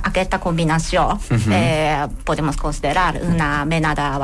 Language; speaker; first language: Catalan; non-native, learner; Japanese